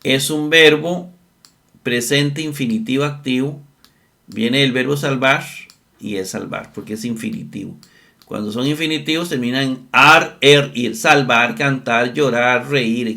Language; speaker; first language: Spanish; native; Spanish